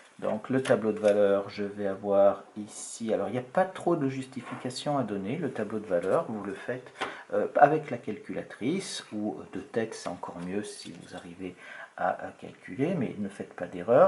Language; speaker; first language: French; native; French